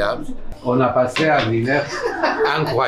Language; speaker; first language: French; non-native, learner; Basque